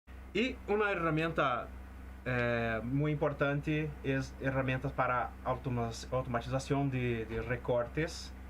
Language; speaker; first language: Spanish; non-native, fluent; Portuguese